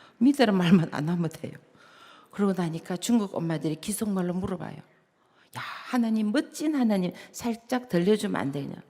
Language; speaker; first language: Korean; native; Korean